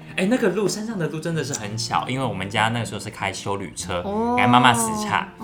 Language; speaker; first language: Chinese; native; Chinese